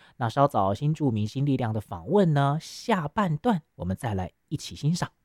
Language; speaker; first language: Chinese; native; Chinese